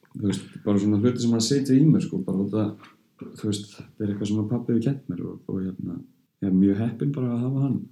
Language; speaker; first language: Icelandic; early bilingual, heritage; Icelandic